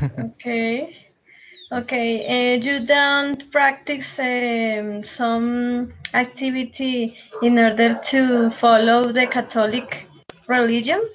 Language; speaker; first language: English; non-native, fluent; Spanish